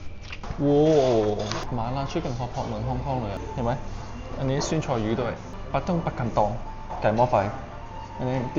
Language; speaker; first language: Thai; non-native, learner; Cantonese